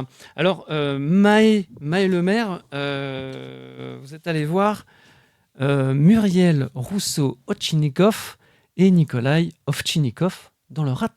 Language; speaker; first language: French; native; French